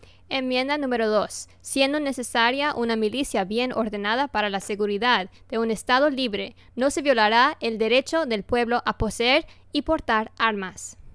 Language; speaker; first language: Spanish; early bilingual, heritage; Spanish